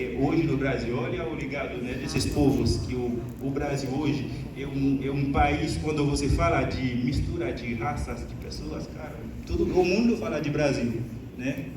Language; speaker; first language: Portuguese; non-native, fluent; Haitian Creole